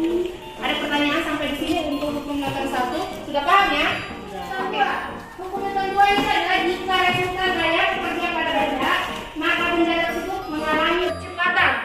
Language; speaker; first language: Indonesian; native; Indonesian